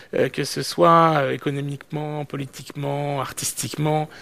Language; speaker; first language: French; native; French